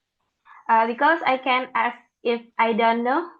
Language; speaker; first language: English; non-native, learner; Indonesian